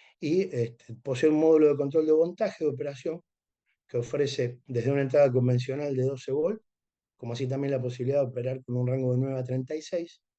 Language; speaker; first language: Spanish; native; Spanish